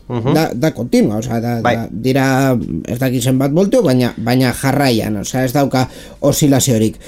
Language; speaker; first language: Basque; non-native, local second language; Spanish